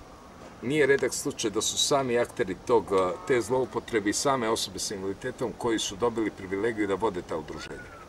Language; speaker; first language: Serbian; native; Serbian